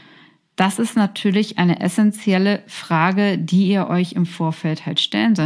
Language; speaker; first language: German; native; German